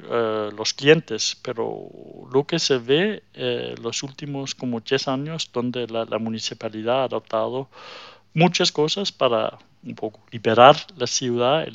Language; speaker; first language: Spanish; non-native, fluent; Danish